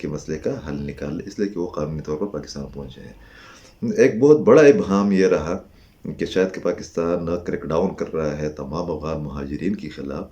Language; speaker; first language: Urdu; native; Urdu